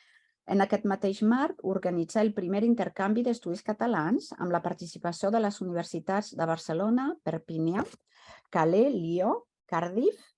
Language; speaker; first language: Catalan; non-native, fluent; French